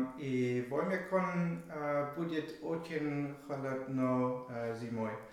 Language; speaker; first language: Russian; non-native, learner; German